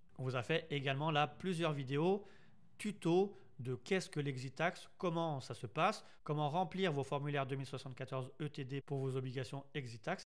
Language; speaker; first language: French; native; French